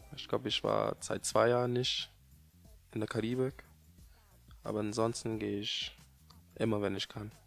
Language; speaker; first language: German; non-native, learner; English